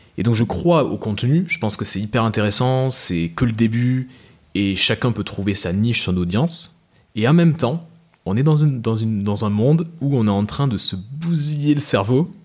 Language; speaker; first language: French; native; French